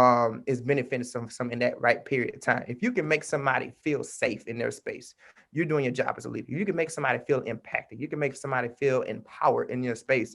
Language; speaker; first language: English; native; English